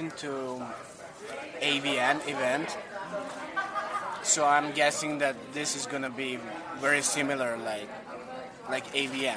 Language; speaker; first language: English; non-native, learner; Serbian